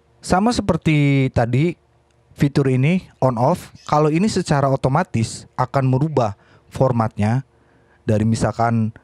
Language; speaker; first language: Indonesian; native; Indonesian